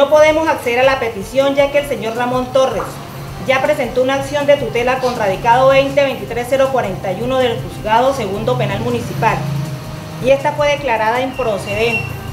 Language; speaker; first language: Spanish; native; Spanish